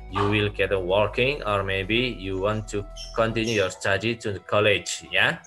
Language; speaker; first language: English; non-native, learner; Indonesian